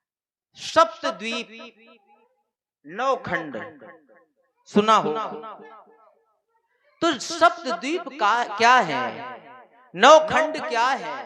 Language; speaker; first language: Hindi; native; Hindi